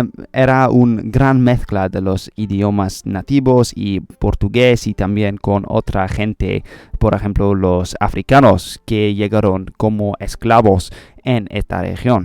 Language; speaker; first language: Spanish; non-native, learner; English